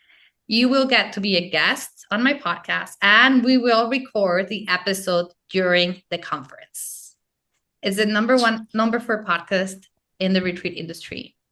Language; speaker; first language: English; non-native, fluent; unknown